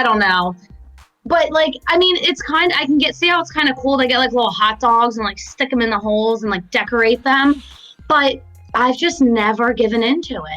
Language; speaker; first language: English; native; English